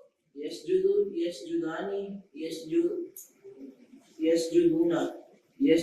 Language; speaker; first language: Arabic; non-native, learner; Urdu